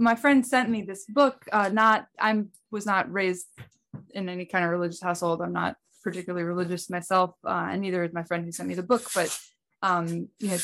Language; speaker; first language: English; native; English